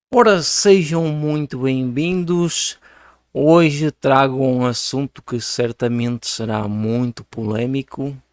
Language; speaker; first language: Portuguese; native; Portuguese